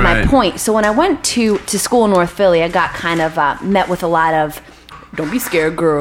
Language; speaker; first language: English; early bilingual, other home language; Hebrew